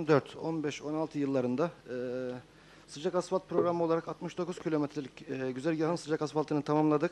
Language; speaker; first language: Turkish; native; Turkish